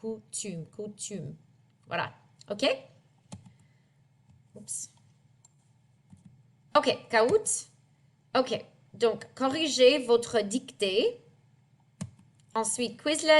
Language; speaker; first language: French; non-native, fluent; English